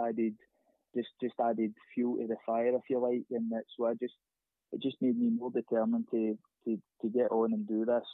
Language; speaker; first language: English; native; English